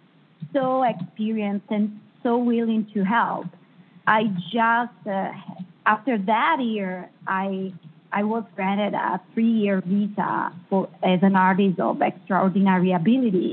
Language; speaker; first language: English; non-native, fluent; Italian